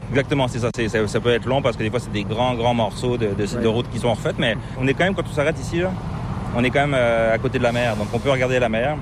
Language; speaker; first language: French; native; French